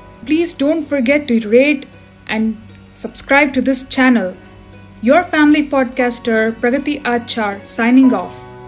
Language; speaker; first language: English; non-native, local second language; Kannada